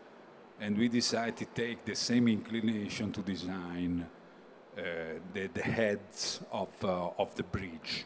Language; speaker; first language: English; non-native, learner; Italian